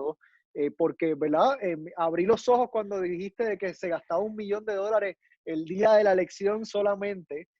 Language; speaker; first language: Spanish; native; Spanish